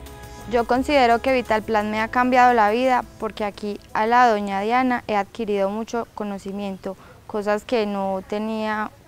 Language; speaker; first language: Spanish; native; Spanish